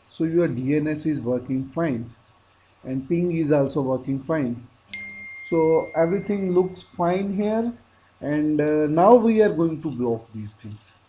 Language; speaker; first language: English; non-native, local second language; Hindi